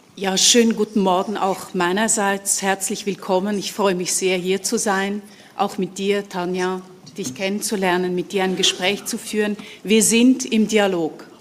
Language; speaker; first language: German; early bilingual, other home language; Hungarian